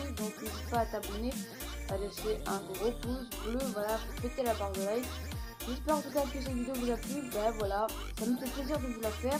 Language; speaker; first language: French; native; French